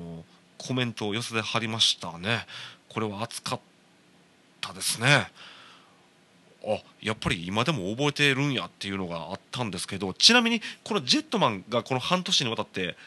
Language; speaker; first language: Japanese; native; Japanese